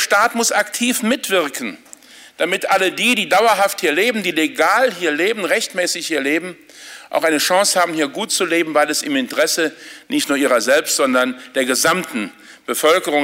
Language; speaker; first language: German; native; German